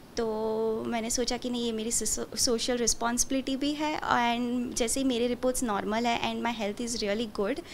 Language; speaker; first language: Hindi; non-native, local second language; Gujarati